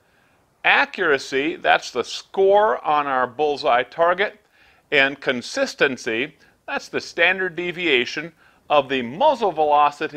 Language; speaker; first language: English; native; English